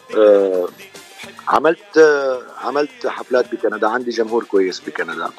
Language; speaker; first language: Arabic; native; Arabic